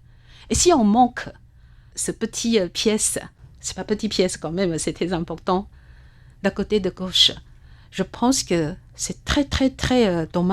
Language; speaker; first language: French; non-native, fluent; Chinese